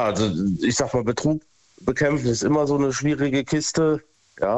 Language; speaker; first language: German; native; German